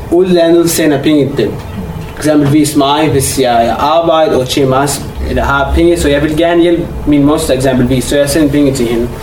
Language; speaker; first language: Danish; non-native, fluent; Arabic